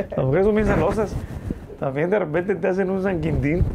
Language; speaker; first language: Spanish; native; Spanish